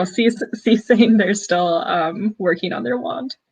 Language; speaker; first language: English; native; English